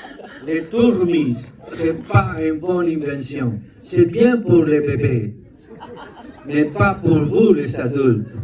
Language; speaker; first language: French; non-native, learner; Spanish